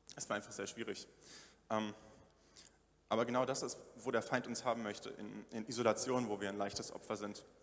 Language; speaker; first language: German; native; German